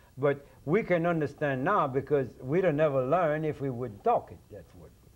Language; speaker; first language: English; non-native, local second language; French